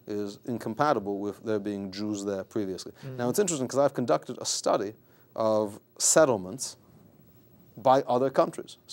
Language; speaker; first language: English; native; English